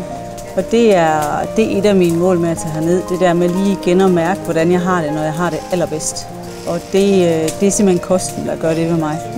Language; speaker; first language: Danish; native; Danish